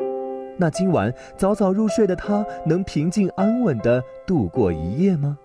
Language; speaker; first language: Chinese; native; Chinese